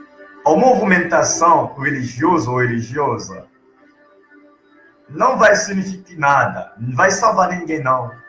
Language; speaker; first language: Portuguese; non-native, learner; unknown